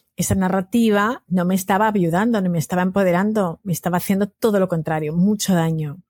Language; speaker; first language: Spanish; native; Spanish